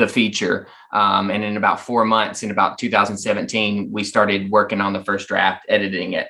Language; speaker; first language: English; native; English